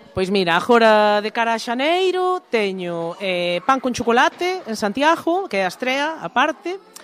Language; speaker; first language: Galician; native; Galician